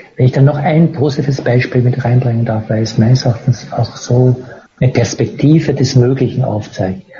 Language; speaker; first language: German; native; German